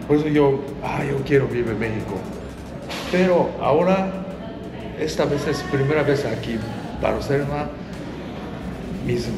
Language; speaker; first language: Spanish; non-native, learner; Japanese